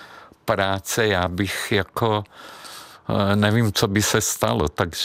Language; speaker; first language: Czech; non-native, fluent; Hungarian